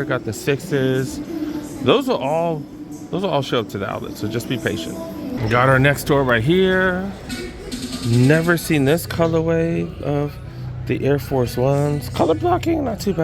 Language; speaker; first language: English; native; English